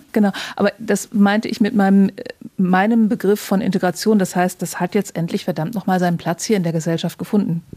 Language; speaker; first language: German; native; German